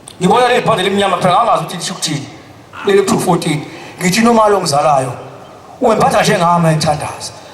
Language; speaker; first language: Zulu; native; Zulu